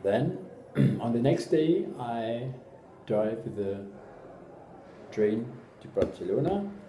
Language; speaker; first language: English; non-native, learner; German